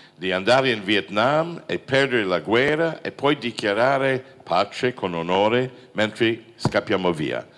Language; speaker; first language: Italian; non-native, fluent; English